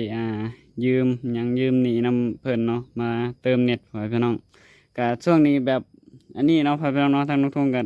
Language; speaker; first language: Thai; non-native, local second language; Lao